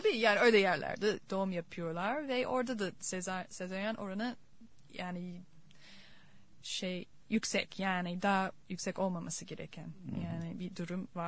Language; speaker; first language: Turkish; non-native, fluent; English